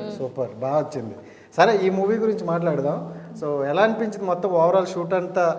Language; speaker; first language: Telugu; native; Telugu